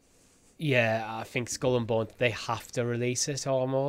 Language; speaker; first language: English; native; English